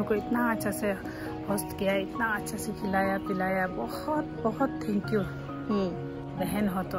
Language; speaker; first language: Hindi; non-native, local second language; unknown